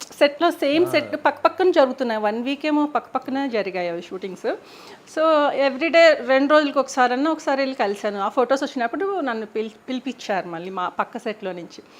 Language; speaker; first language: Telugu; native; Telugu